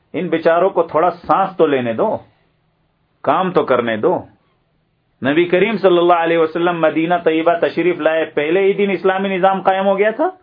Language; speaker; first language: Urdu; native; Urdu